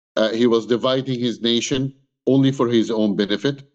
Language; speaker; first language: English; non-native, fluent; Arabic